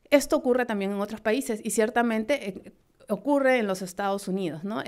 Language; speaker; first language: Spanish; native; Spanish